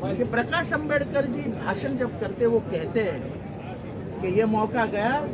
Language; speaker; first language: Hindi; non-native, local second language; Marathi